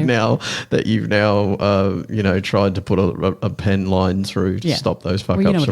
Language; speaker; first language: English; native; English